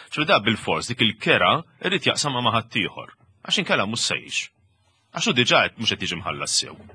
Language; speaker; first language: Maltese; native; Maltese